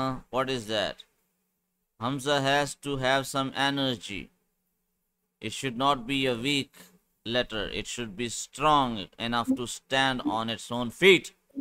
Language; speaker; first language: English; non-native, local second language; Urdu